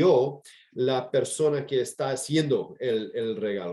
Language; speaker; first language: Spanish; non-native, fluent; English